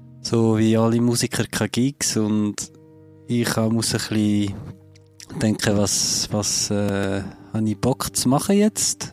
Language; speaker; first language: German; non-native, fluent; French